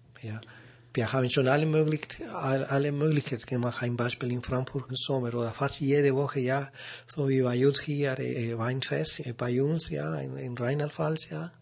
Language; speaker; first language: German; non-native, learner; Spanish